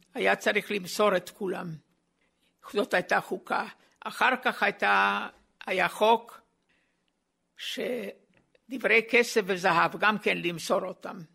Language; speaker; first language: Hebrew; non-native, fluent; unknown